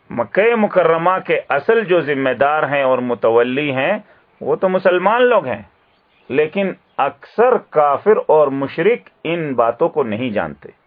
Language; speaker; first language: Urdu; native; Urdu